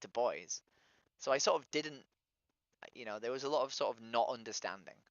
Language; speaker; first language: English; native; English